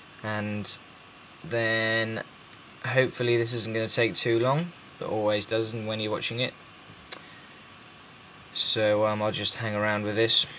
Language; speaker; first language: English; native; English